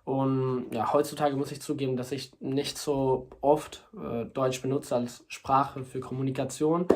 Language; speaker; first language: German; non-native, fluent; Spanish